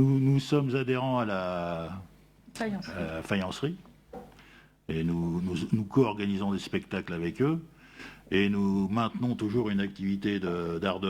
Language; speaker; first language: French; native; French